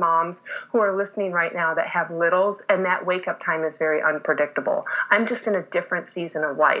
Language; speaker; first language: English; native; English